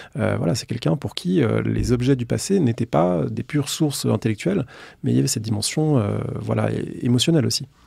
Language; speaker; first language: French; native; French